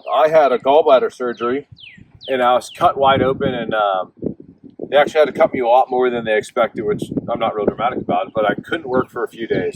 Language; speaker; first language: English; native; English